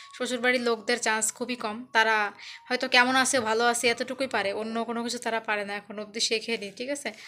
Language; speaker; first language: Bangla; native; Bangla